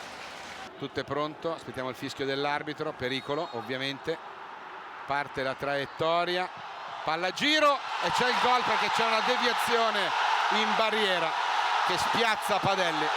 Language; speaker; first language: Italian; native; Italian